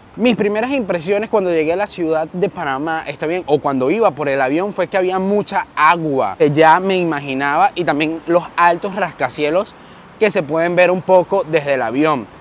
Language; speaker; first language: Spanish; native; Spanish